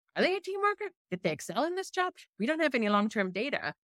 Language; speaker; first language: English; non-native, fluent; German